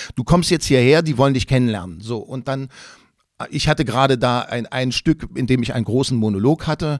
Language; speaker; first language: German; native; German